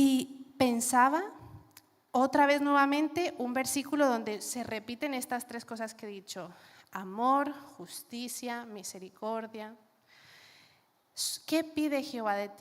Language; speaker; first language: Spanish; native; Spanish